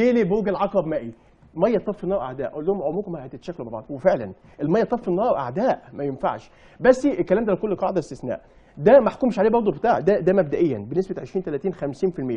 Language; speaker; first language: Arabic; native; Arabic